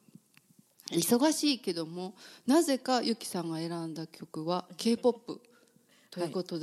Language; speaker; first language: Japanese; native; Japanese